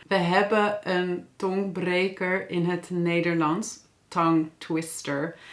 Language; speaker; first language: Dutch; native; Dutch